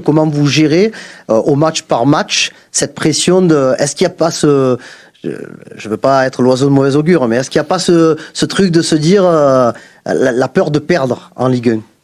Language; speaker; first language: French; native; French